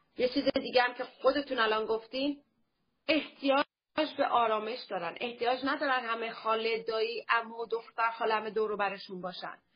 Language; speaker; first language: Persian; early bilingual, heritage; Persian